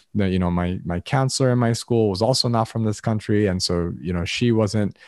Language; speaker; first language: English; early bilingual, other home language; Arabic